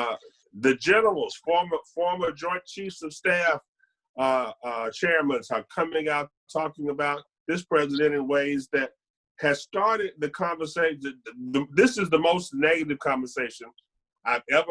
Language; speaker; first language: English; native; English